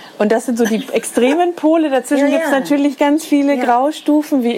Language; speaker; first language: German; native; German